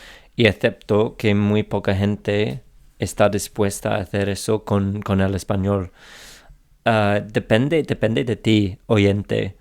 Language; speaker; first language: Spanish; non-native, fluent; English